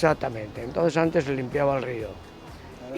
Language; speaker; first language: Spanish; native; Spanish